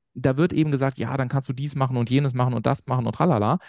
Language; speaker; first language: German; native; German